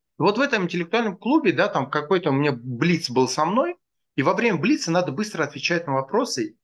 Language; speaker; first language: Russian; non-native, local second language; Tajik